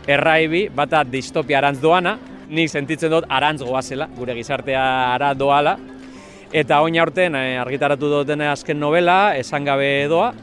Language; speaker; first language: Basque; native; Basque